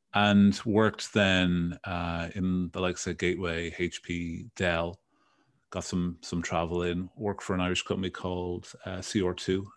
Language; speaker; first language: English; native; English